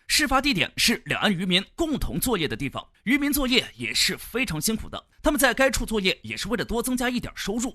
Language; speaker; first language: Chinese; native; Chinese